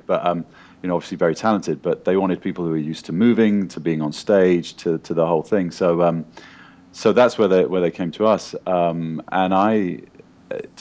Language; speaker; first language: English; native; English